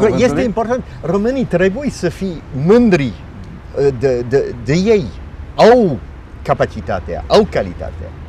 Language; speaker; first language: Romanian; non-native, fluent; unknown